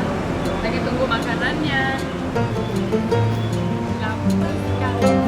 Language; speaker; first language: Indonesian; non-native, fluent; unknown